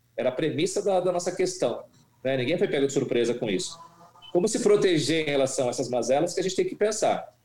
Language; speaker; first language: Portuguese; native; Portuguese